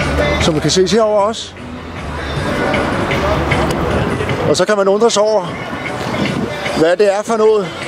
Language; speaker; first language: Danish; native; Danish